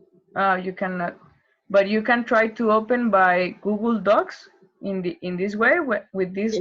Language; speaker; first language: English; non-native, learner; Spanish